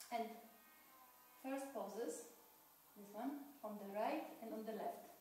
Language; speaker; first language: English; non-native, fluent; Polish